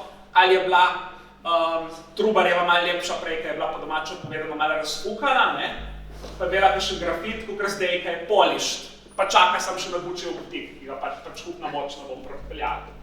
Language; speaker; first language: Slovenian; native; Slovenian